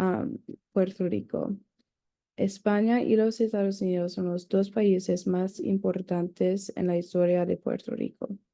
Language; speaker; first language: Spanish; non-native, learner; English